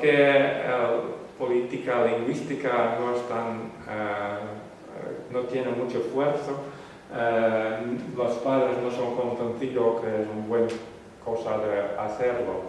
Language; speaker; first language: Spanish; non-native, fluent; Western Frisian